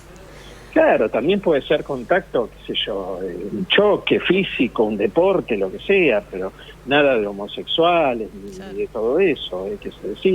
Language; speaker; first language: Spanish; native; Spanish